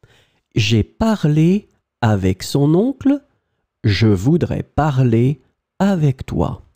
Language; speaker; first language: French; non-native, fluent; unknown